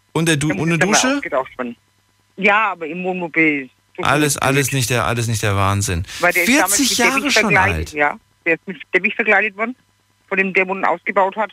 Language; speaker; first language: German; native; German